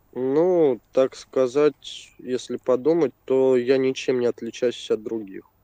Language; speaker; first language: Russian; native; Russian